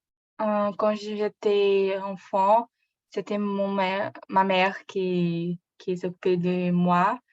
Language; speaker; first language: French; non-native, learner; Portuguese